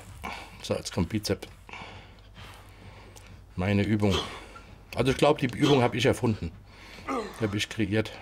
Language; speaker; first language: German; native; German